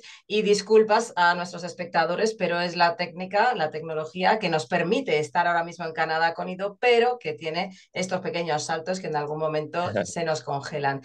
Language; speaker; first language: Spanish; native; Spanish